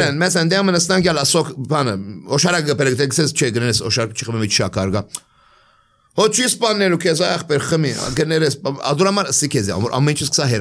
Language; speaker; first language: Armenian; early bilingual, heritage; Armenian